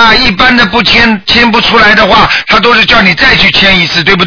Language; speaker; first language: Chinese; native; Chinese